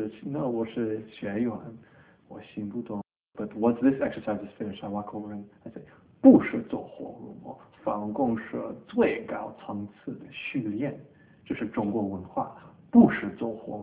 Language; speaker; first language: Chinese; non-native, learner; English